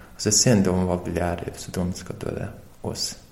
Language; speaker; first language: Swedish; non-native, learner; Persian